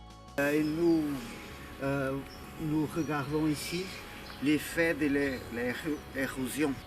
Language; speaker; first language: French; non-native, learner; Portuguese